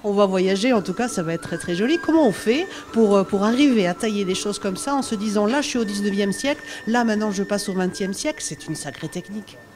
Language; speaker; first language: French; native; French